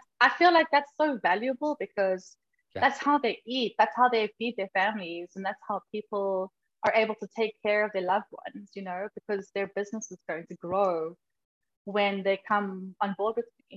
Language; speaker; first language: English; native; English